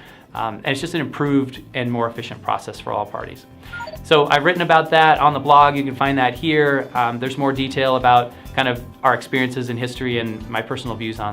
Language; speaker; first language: English; native; English